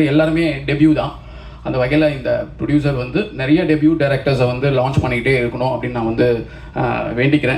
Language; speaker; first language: Tamil; native; Tamil